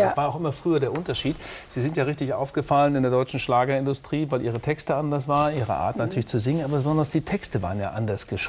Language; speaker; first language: German; native; German